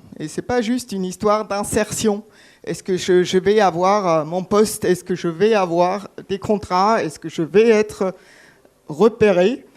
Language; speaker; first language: French; non-native, fluent; German